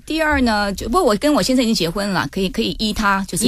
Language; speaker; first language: Chinese; early bilingual, heritage; Chinese